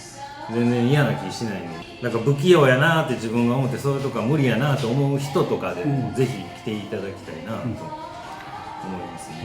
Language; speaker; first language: Japanese; native; Japanese